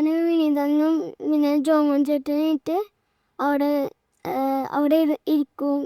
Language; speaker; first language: Malayalam; early bilingual, heritage; Malayalam